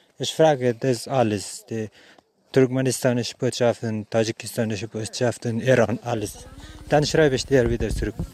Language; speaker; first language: German; non-native, learner; Persian